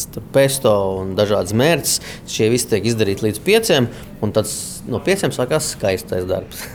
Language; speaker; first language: Latvian; native; Latvian